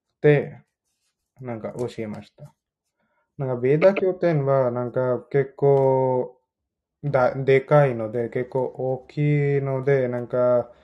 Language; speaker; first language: Japanese; non-native, learner; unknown